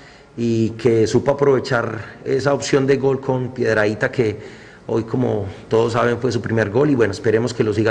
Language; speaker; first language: Spanish; native; Spanish